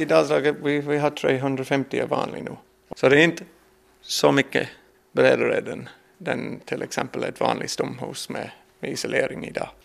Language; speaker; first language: Swedish; non-native, learner; English